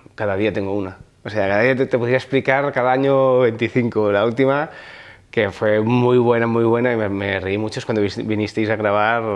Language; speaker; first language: Spanish; non-native, local second language; Occitan